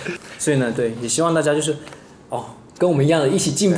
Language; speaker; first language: Chinese; native; Chinese